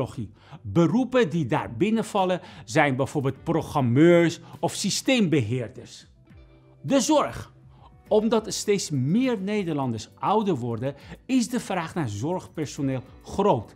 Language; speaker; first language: Dutch; non-native, fluent; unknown